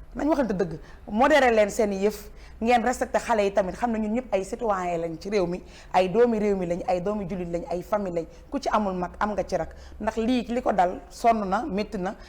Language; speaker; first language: Wolof; native; Wolof